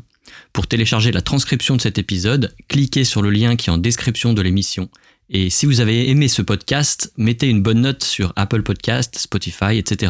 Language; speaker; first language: French; native; French